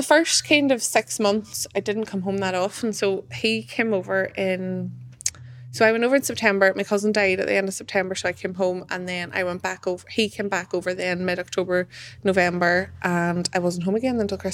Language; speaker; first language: English; native; English